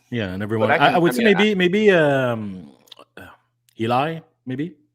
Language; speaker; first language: English; non-native, fluent; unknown